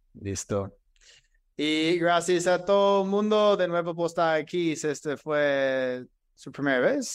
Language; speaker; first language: Spanish; non-native, fluent; English